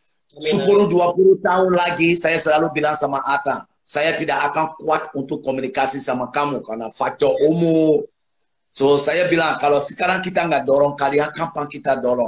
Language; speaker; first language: Indonesian; non-native, fluent; English